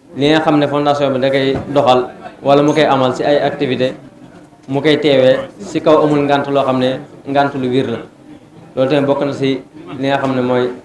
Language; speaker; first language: Wolof; native; Wolof